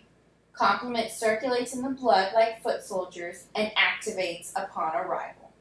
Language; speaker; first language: English; native; English